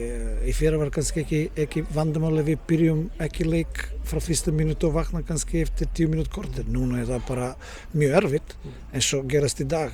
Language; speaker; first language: Icelandic; non-native, learner; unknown